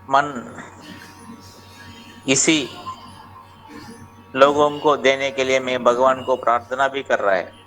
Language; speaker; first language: Hindi; non-native, local second language; Telugu